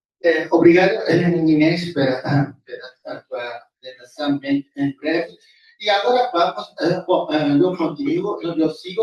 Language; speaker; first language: Portuguese; non-native, fluent; Japanese